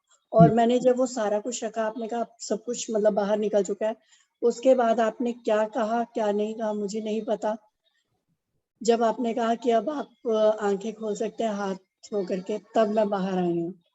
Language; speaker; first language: Hindi; native; Hindi